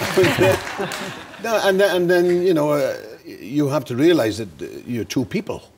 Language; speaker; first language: English; native; English